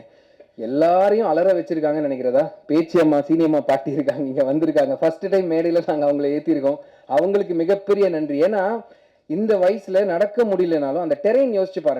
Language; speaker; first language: Tamil; native; Tamil